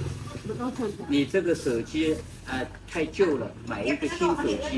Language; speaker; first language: Chinese; native; Chinese